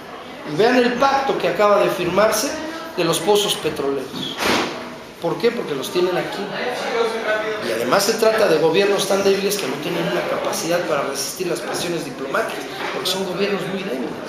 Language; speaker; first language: Spanish; native; Spanish